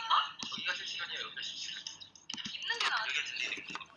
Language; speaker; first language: Korean; native; Korean